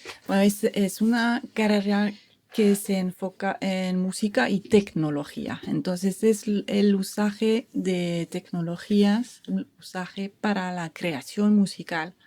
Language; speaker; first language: Spanish; non-native, fluent; French